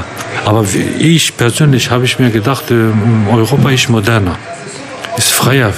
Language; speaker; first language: German; non-native, fluent; Turkish